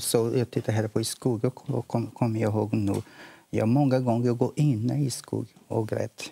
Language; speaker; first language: Swedish; non-native, learner; Portuguese